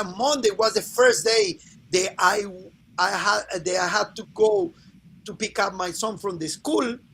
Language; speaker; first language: English; non-native, fluent; Spanish